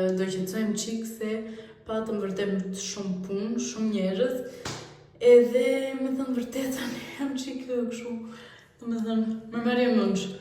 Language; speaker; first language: Albanian; early bilingual, heritage; Albanian